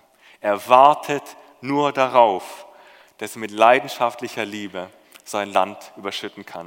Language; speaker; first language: German; native; German